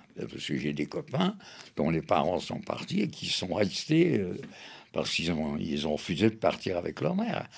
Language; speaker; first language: French; native; French